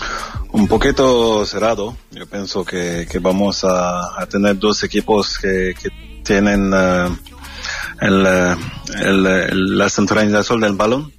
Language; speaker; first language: Spanish; non-native, fluent; French